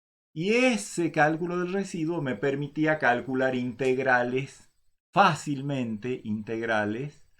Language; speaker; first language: Spanish; native; Spanish